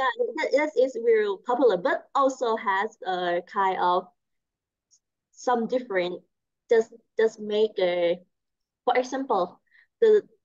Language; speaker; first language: English; non-native, learner; Thai